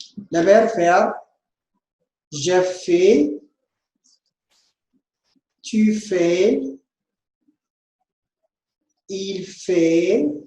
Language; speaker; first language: French; non-native, fluent; Amharic